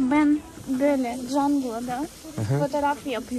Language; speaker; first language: Turkish; non-native, learner; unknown